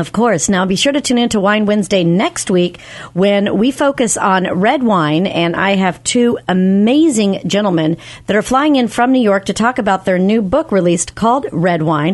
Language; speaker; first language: English; native; English